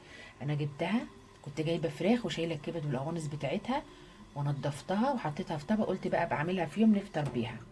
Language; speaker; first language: Arabic; native; Arabic